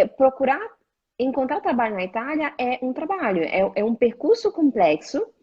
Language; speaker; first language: Portuguese; native; Portuguese